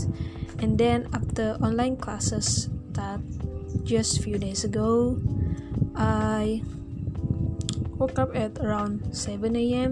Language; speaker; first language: English; non-native, local second language; Malay